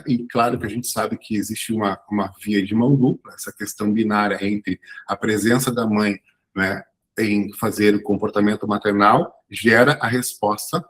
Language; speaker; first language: Portuguese; native; Portuguese